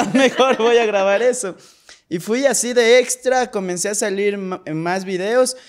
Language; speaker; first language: Spanish; native; Spanish